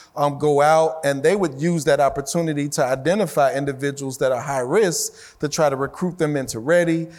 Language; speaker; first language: English; native; English